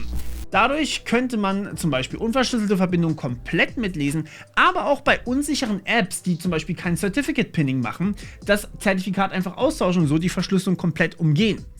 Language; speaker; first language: German; native; German